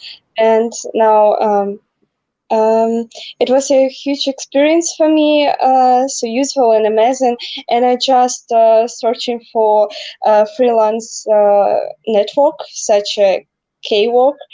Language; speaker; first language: English; non-native, learner; Russian